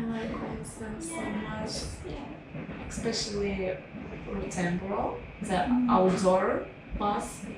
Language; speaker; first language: English; non-native, fluent; Russian